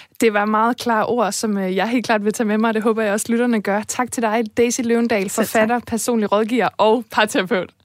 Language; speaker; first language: Danish; native; Danish